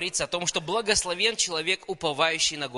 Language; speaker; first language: Russian; native; Russian